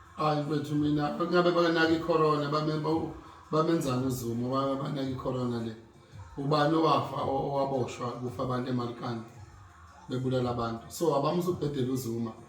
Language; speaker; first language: Zulu; native; Zulu